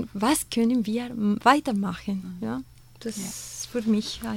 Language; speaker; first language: German; non-native, fluent; Spanish